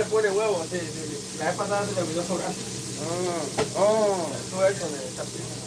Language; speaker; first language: Spanish; early bilingual, heritage; Spanish